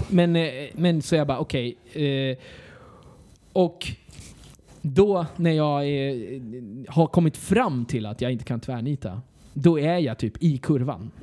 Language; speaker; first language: Swedish; early bilingual, other home language; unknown